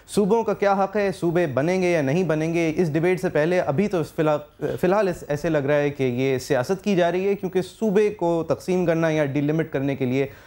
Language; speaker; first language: Urdu; native; Urdu